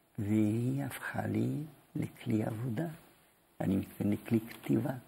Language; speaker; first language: Hebrew; non-native, fluent; German